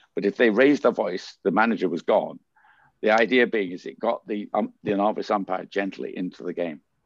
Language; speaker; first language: English; native; English